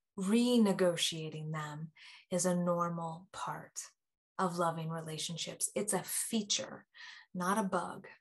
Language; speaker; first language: English; native; English